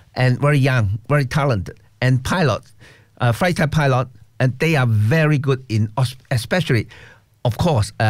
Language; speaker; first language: English; non-native, local second language; Cantonese